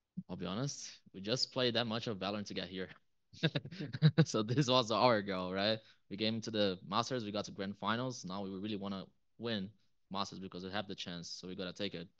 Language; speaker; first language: English; non-native, fluent; Portuguese